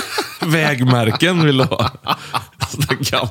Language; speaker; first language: Swedish; native; Swedish